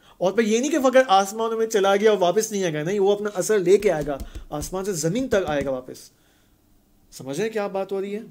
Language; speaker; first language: Urdu; native; Urdu